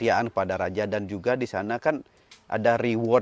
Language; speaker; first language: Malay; non-native, local second language; Balinese